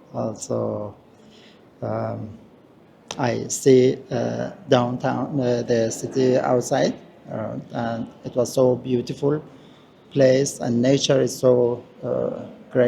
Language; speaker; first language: English; non-native, learner; Persian